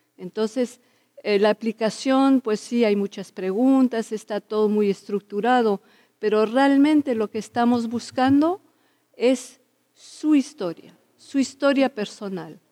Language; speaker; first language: Spanish; early bilingual, heritage; Spanish